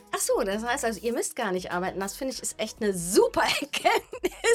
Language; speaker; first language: German; native; German